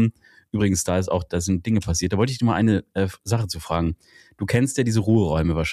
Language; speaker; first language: German; native; German